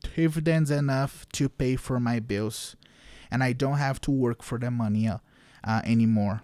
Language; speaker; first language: English; non-native, fluent; Portuguese